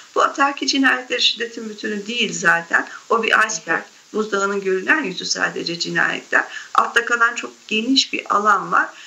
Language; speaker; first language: Turkish; native; Turkish